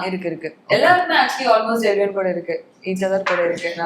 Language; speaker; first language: Tamil; native; Tamil